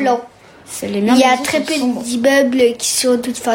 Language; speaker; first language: French; early bilingual, heritage; French